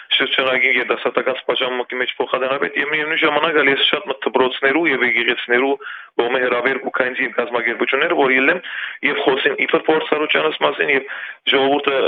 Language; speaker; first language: Armenian; early bilingual, heritage; Armenian